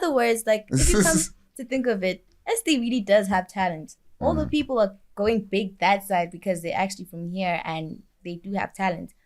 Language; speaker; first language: English; non-native, local second language; Swati